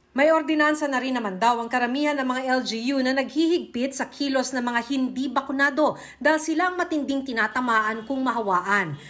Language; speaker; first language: Filipino; native; Filipino